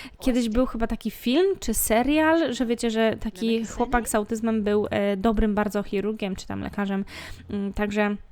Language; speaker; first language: Polish; native; Polish